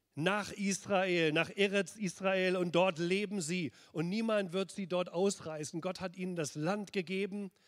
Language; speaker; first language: German; native; German